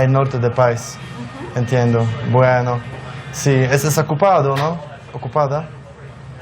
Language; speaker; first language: Spanish; non-native, learner; Polish